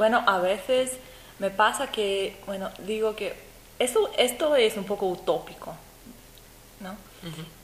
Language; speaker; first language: Spanish; non-native, fluent; English